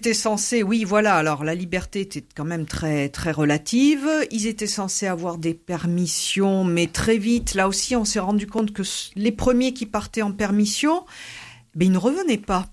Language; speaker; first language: French; native; French